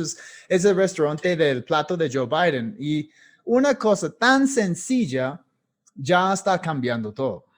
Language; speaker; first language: Spanish; non-native, fluent; English